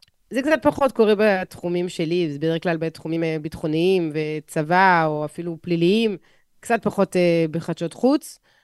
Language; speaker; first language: Hebrew; non-native, fluent; French